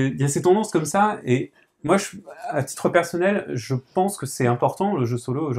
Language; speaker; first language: French; native; French